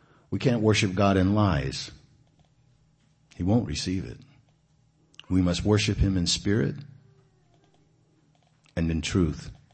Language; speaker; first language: English; native; English